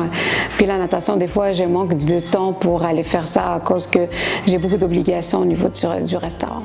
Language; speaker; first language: French; non-native, local second language; Arabic